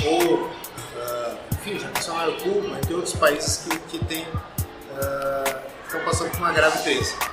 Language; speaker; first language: Portuguese; native; Portuguese